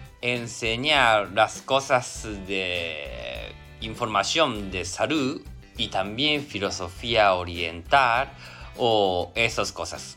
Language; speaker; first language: Spanish; non-native, learner; Japanese